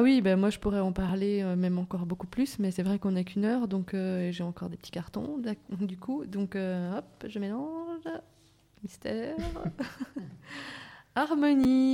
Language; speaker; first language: French; native; French